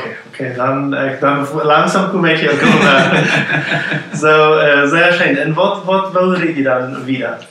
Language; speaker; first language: German; non-native, local second language; Plautdietsch